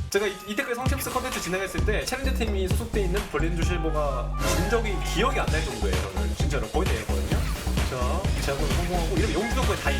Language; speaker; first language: Korean; native; Korean